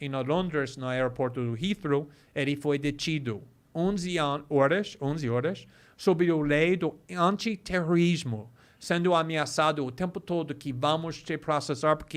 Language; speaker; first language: Portuguese; non-native, fluent; English